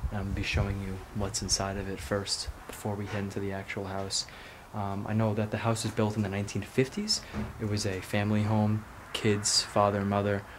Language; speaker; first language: English; native; English